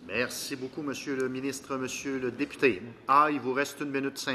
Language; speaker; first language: French; native; French